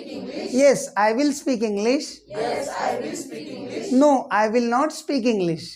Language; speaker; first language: English; non-native, local second language; Marathi